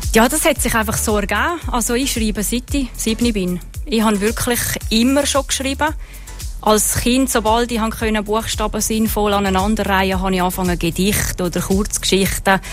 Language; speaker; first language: German; native; German